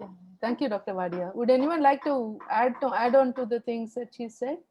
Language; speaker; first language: English; non-native, local second language; Tamil